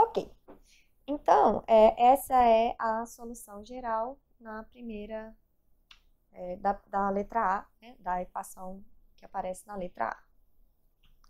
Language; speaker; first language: Portuguese; native; Portuguese